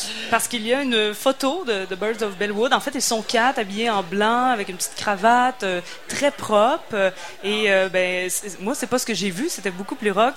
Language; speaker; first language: French; native; French